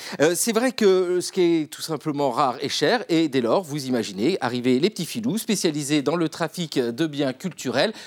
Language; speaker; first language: French; native; French